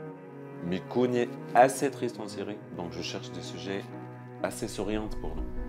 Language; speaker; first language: French; non-native, learner; Arabic